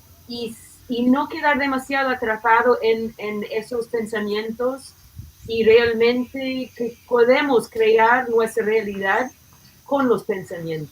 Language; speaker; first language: Spanish; non-native, fluent; English